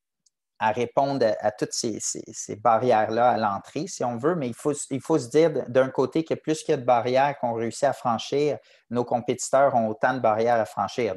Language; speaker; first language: French; native; French